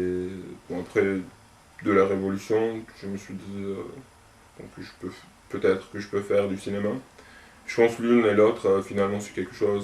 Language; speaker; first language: French; non-native, local second language; Arabic